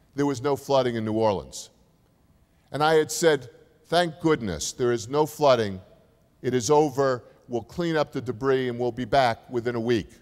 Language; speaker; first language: English; native; English